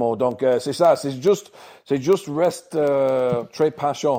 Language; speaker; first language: French; non-native, learner; English